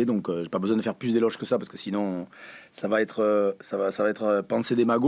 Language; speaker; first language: French; native; French